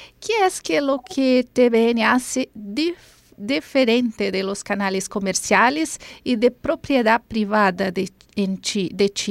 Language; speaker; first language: Spanish; non-native, fluent; Portuguese